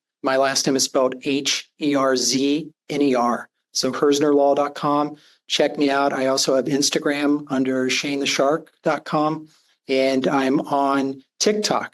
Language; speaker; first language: English; native; English